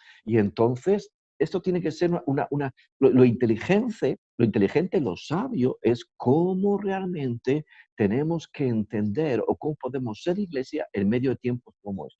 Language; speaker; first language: Spanish; native; Spanish